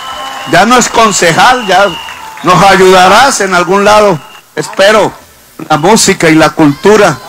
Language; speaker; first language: Spanish; native; Spanish